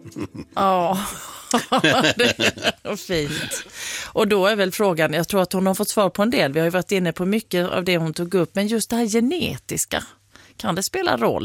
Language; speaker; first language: Swedish; native; Swedish